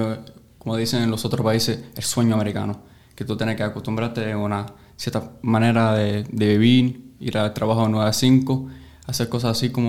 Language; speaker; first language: Spanish; early bilingual, heritage; English